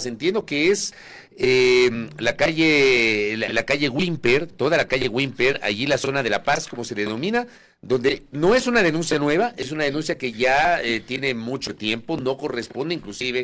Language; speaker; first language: Spanish; native; Spanish